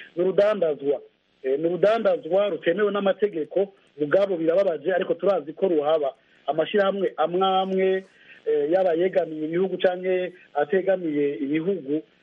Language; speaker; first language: Rundi; native; Rundi